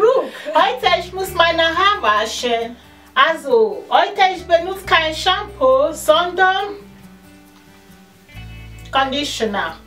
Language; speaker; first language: German; non-native, learner; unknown